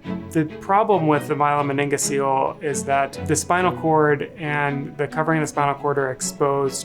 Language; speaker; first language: English; native; English